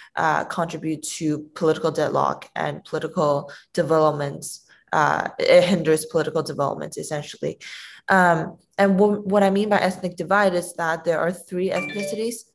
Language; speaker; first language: English; non-native, fluent; Chinese